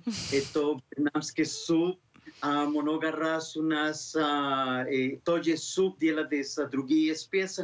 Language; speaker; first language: Russian; non-native, learner; Spanish